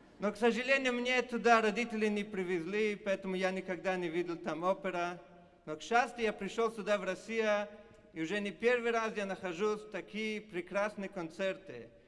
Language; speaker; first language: Russian; non-native, fluent; Italian